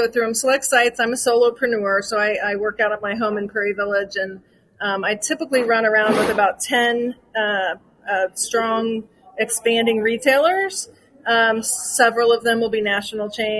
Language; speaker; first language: English; native; English